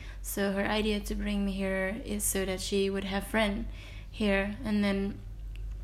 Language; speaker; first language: English; non-native, fluent; Indonesian